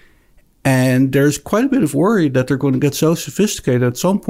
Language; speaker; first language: English; non-native, fluent; Dutch